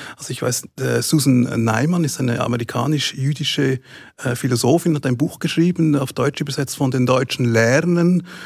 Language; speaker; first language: German; native; German